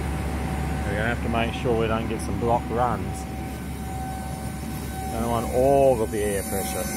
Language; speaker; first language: English; native; English